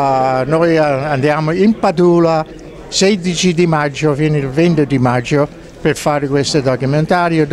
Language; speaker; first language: Italian; early bilingual, heritage; English